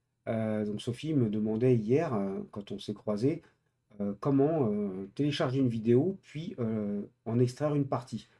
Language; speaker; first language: French; native; French